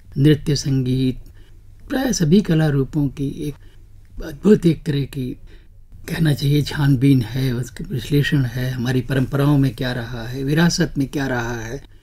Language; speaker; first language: Hindi; native; Hindi